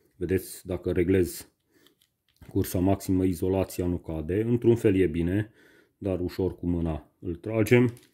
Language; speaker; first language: Romanian; non-native, local second language; Hungarian